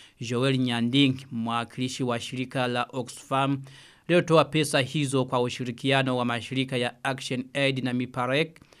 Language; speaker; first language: Swahili; non-native, local second language; Rundi